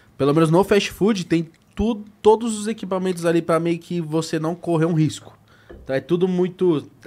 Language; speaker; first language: Portuguese; native; Portuguese